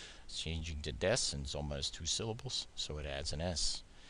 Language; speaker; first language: English; native; English